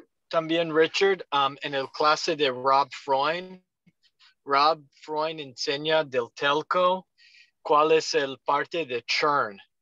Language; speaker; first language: Spanish; non-native, fluent; English